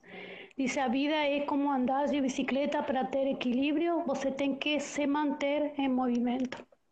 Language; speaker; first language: Portuguese; non-native, learner; Spanish